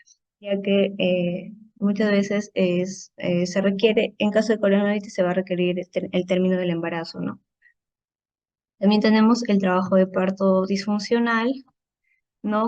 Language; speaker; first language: Spanish; native; Spanish